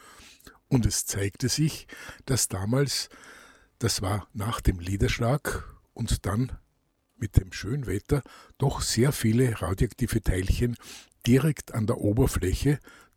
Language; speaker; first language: German; native; German